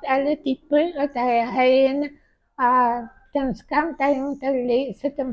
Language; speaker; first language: Danish; early bilingual, heritage; Danish